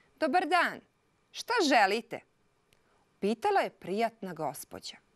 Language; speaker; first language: Serbian; non-native, local second language; Hungarian